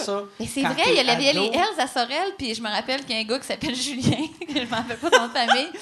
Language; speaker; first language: French; native; French